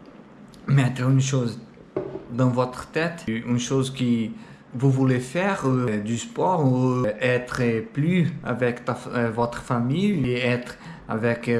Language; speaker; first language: French; non-native, learner; Portuguese